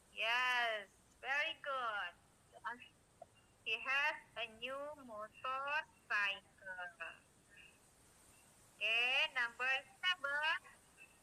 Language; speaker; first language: English; non-native, learner; Indonesian